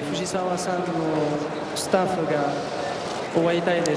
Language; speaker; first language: Japanese; non-native, learner; French